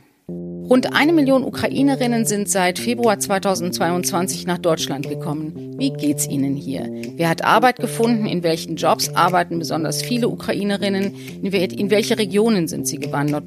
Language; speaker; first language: German; native; German